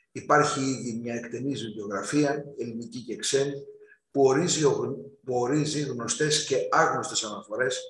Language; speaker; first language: Greek; native; Greek